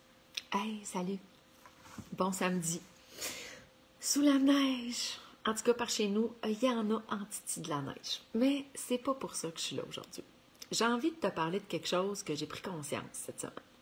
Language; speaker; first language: French; native; French